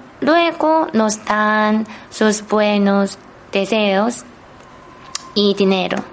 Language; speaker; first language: Spanish; non-native, fluent; Korean